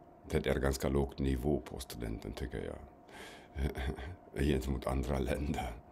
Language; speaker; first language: Swedish; non-native, fluent; German